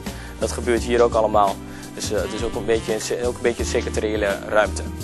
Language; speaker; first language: Dutch; native; Dutch